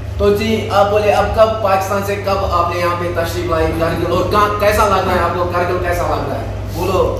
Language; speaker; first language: Hindi; non-native, local second language; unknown